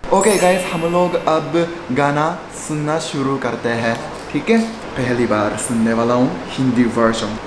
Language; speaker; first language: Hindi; non-native, fluent; Japanese